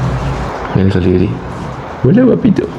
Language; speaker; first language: Spanish; native; Spanish